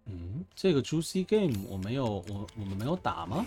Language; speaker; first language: Chinese; native; Chinese